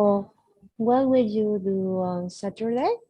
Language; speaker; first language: English; non-native, learner; Spanish